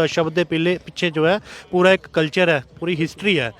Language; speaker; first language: Punjabi; non-native, local second language; Haryanvi